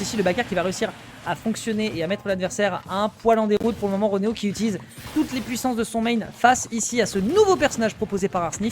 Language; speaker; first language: French; native; French